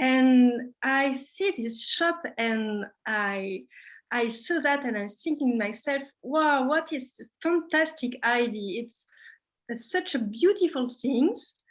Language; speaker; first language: English; non-native, learner; French